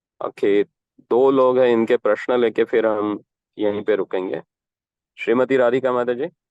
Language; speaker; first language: Hindi; non-native, local second language; Marathi